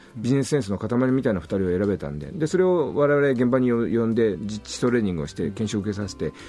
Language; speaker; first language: Japanese; native; Japanese